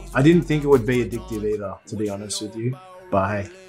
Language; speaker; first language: English; native; English